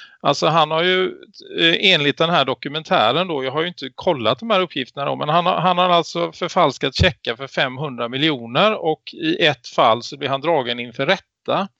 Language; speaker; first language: Swedish; native; Swedish